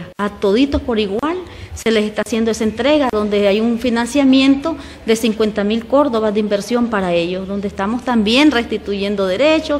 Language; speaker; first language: Spanish; native; Spanish